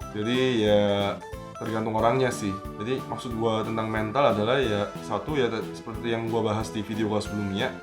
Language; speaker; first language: Indonesian; early bilingual, other home language; Korean